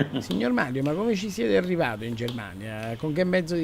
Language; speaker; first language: Italian; native; Italian